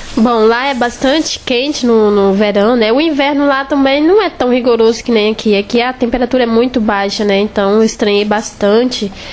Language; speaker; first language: Portuguese; native; Portuguese